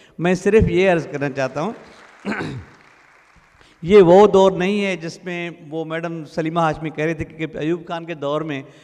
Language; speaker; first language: Urdu; non-native, local second language; Sindhi